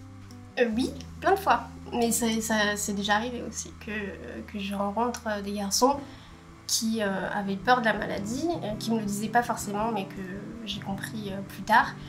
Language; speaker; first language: French; native; French